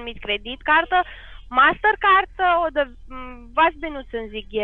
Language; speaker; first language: German; non-native, fluent; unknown